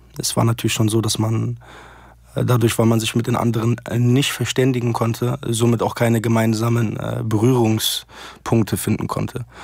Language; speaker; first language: German; early bilingual, other home language; Arabic